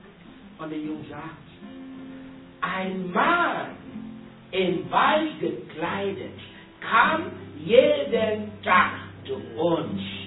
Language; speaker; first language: German; non-native, learner; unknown